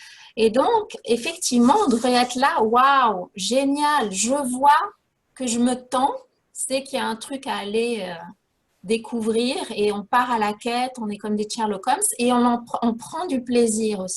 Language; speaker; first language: French; native; French